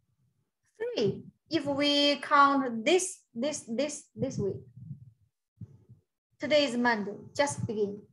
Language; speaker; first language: English; non-native, learner; Chinese